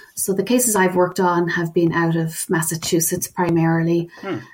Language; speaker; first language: English; native; English